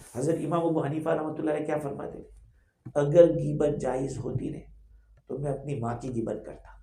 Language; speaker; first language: Urdu; non-native, local second language; Gujarati